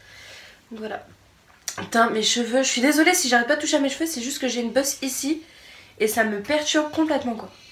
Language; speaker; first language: French; native; French